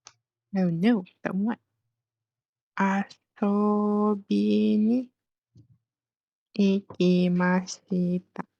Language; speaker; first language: Japanese; non-native, fluent; Malay